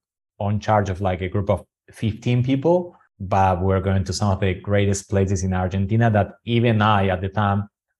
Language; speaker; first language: English; non-native, fluent; Spanish